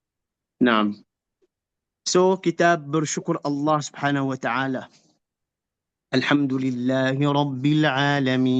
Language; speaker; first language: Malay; non-native, fluent; Arabic